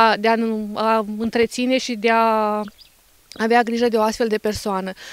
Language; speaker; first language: Romanian; native; Romanian